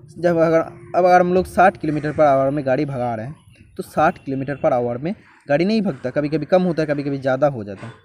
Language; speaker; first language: Hindi; non-native, local second language; Bangla